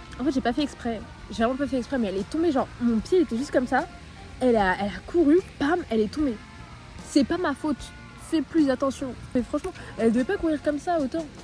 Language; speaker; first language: French; native; French